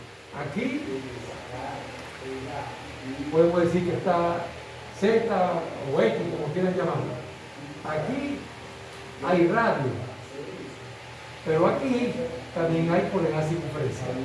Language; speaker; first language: Spanish; native; Spanish